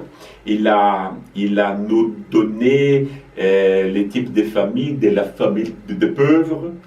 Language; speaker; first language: French; non-native, fluent; Portuguese